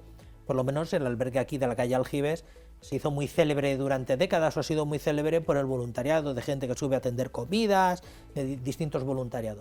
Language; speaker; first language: Spanish; native; Spanish